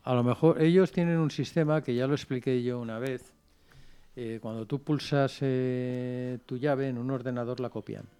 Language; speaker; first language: Spanish; non-native, local second language; Catalan